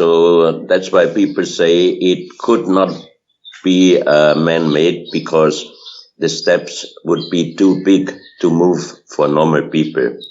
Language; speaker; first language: English; non-native, fluent; German